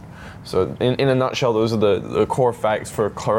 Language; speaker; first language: English; native; English